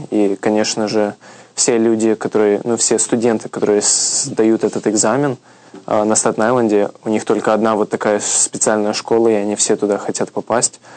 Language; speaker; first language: Russian; early bilingual, heritage; Russian